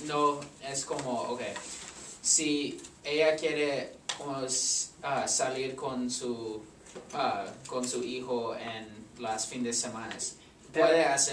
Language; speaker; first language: Spanish; non-native, learner; English